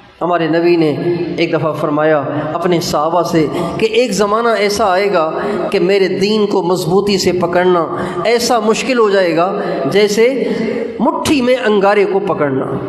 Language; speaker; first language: Urdu; non-native, local second language; Sindhi